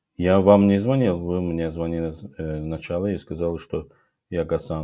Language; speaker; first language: Russian; non-native, local second language; Azerbaijani